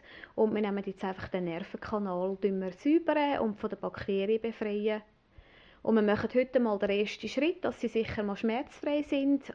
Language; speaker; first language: German; native; German